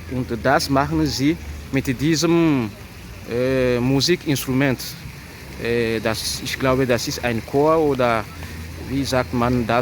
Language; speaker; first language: German; non-native, fluent; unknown